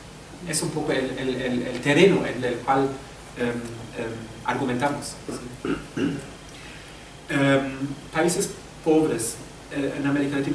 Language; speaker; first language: Spanish; non-native, fluent; German